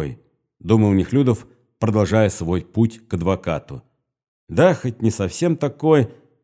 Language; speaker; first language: Russian; native; Russian